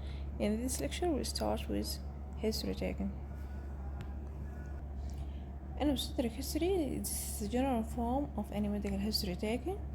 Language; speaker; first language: English; non-native, local second language; Arabic